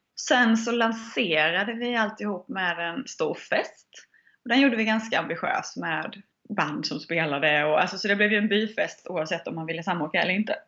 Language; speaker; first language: Swedish; native; Swedish